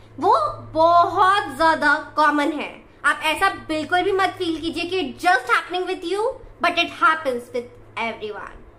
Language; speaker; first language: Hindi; native; Hindi